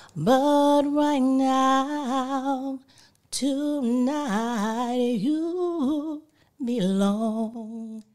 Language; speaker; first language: English; native; English